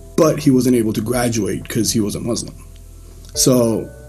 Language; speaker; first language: English; early bilingual, other home language; Persian